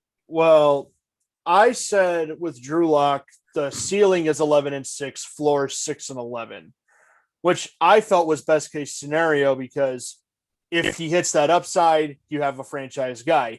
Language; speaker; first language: English; native; English